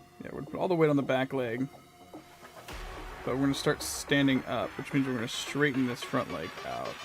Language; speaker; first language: English; native; English